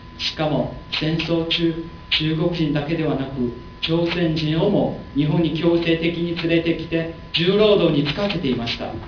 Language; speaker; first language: Japanese; non-native, learner; Chinese